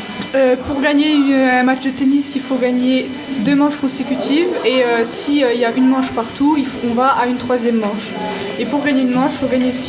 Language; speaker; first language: French; native; French